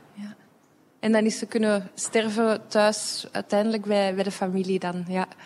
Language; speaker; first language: Dutch; native; Dutch